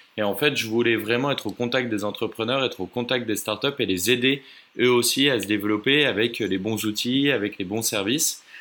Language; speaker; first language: French; native; French